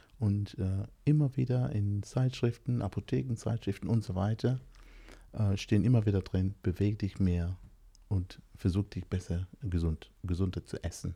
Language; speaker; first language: German; non-native, fluent; English